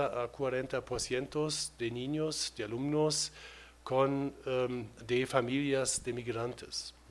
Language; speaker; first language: Spanish; non-native, fluent; German